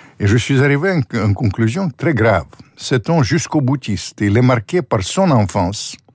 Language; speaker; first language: French; non-native, fluent; Russian